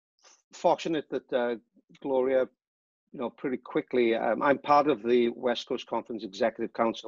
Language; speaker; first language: English; native; English